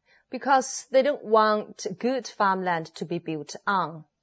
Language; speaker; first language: English; non-native, fluent; Chinese